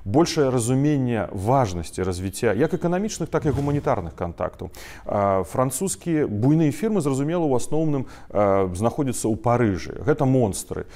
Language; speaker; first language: Belarusian; non-native, local second language; Russian